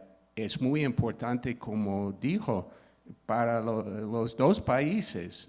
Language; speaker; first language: Spanish; non-native, fluent; English